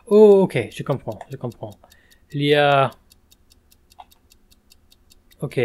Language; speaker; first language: French; non-native, fluent; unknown